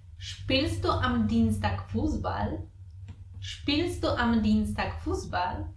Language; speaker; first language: German; non-native, fluent; Polish